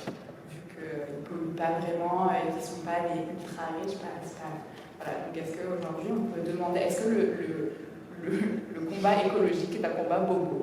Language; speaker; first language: French; native; French